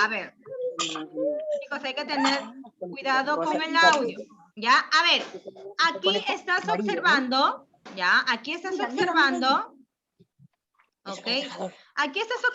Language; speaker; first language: Spanish; native; Spanish